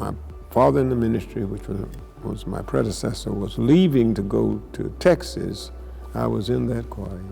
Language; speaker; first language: English; native; English